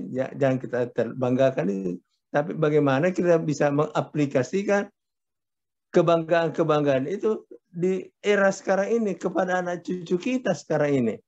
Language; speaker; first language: Indonesian; native; Indonesian